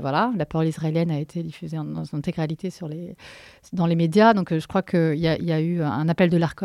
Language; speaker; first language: French; native; French